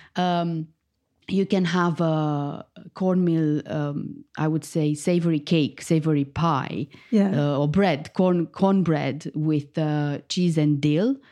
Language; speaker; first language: English; non-native, fluent; Romanian